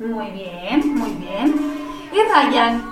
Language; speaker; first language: Spanish; native; Spanish